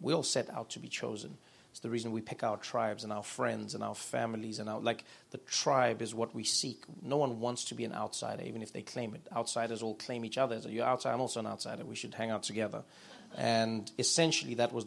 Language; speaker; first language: English; native; English